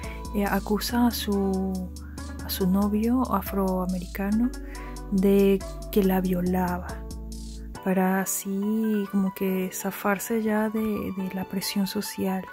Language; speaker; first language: Spanish; native; Spanish